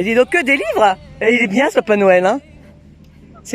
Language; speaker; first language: French; native; French